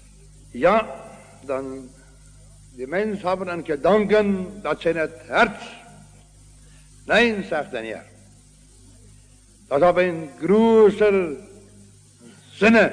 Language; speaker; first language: German; non-native, learner; Afrikaans